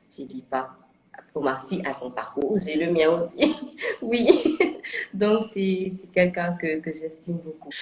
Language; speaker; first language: French; native; French